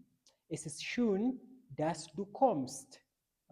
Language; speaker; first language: German; non-native, fluent; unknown